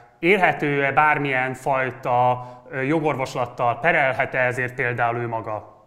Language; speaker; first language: Hungarian; native; Hungarian